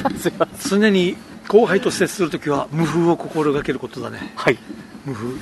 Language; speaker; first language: Japanese; native; Japanese